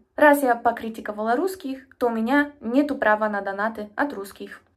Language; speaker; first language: Russian; non-native, fluent; Polish